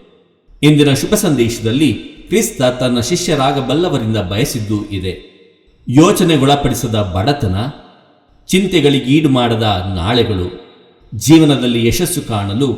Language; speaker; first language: Kannada; native; Kannada